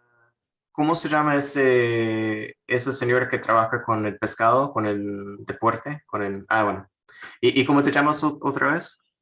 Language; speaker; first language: Spanish; non-native, fluent; English